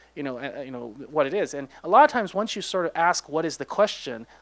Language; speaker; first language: English; native; English